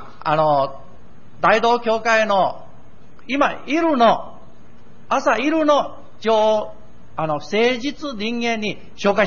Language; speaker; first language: Japanese; non-native, learner; Min Nan Chinese